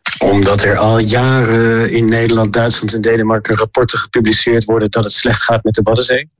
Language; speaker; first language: Dutch; native; Dutch